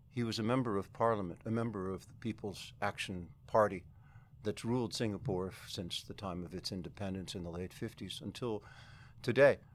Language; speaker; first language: English; native; English